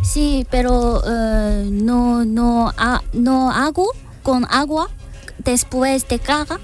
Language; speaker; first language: Spanish; non-native, learner; Korean